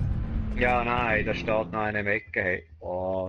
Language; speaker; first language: German; native; German